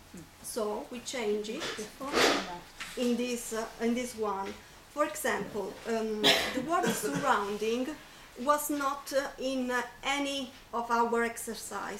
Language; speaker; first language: English; non-native, fluent; Italian